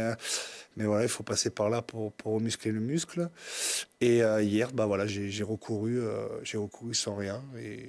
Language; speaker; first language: French; native; French